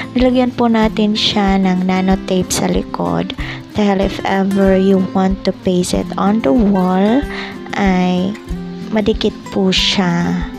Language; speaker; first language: Filipino; non-native, local second language; Cebuano